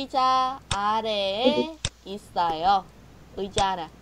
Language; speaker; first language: Korean; non-native, learner; Vietnamese